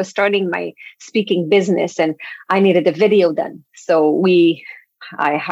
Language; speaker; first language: English; non-native, fluent; French